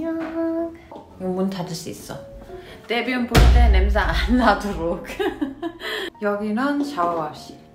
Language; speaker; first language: Korean; non-native, fluent; German